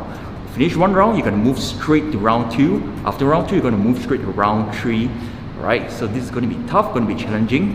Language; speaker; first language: English; non-native, local second language; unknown